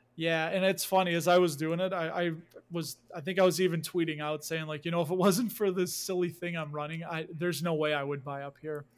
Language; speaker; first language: English; native; English